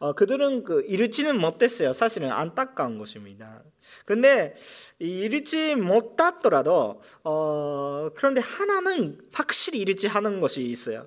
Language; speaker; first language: Korean; non-native, fluent; Japanese